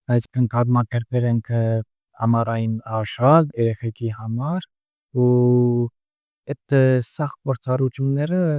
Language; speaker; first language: Armenian; early bilingual, heritage; Armenian